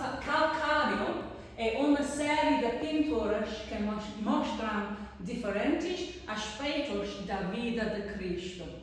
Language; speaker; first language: Portuguese; non-native, learner; English